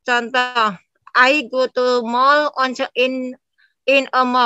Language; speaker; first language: English; non-native, learner; Indonesian